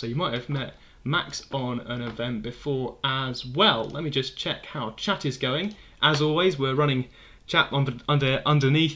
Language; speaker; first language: English; native; English